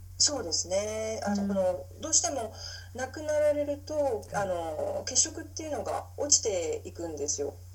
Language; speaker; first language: Japanese; native; Japanese